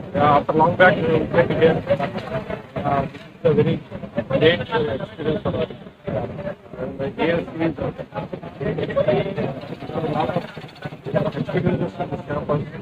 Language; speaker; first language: English; non-native, learner; Telugu